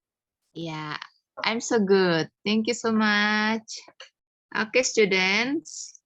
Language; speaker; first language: English; non-native, fluent; Indonesian